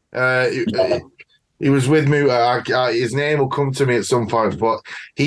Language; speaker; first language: English; native; English